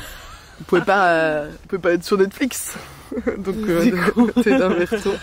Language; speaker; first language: French; native; French